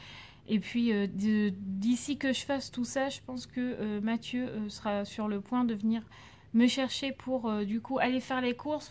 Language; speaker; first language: French; native; French